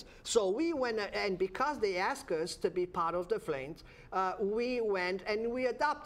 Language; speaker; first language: English; non-native, fluent; Portuguese